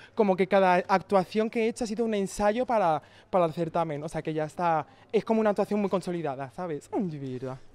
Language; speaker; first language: Spanish; native; Spanish